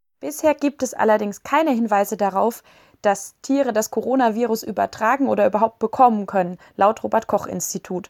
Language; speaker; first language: German; native; German